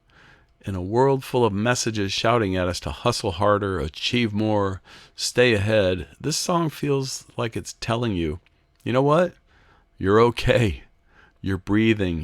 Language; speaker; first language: English; native; English